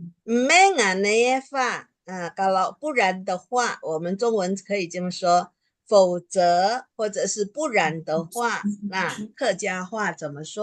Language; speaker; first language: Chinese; non-native, local second language; Hakka Chinese